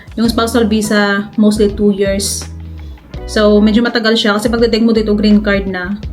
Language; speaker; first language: Filipino; native; Filipino